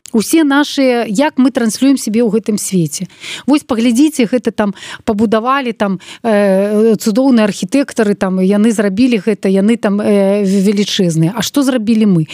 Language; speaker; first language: Belarusian; non-native, local second language; Russian